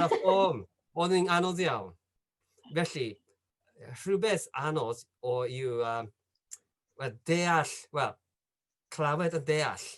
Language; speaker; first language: Welsh; non-native, fluent; Japanese